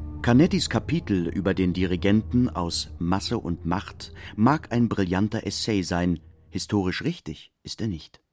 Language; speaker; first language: German; native; German